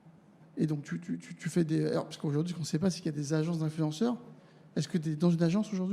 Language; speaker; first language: French; native; French